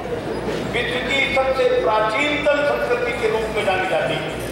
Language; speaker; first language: Hindi; native; Hindi